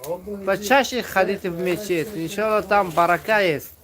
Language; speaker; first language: Russian; non-native, local second language; Tajik